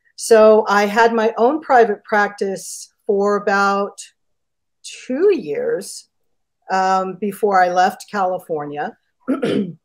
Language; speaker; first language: English; native; English